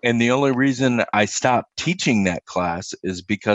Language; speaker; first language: English; native; English